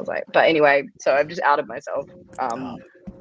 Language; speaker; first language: English; native; English